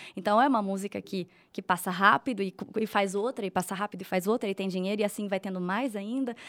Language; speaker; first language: Portuguese; native; Portuguese